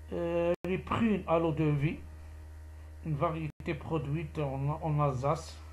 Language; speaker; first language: French; non-native, local second language; Arabic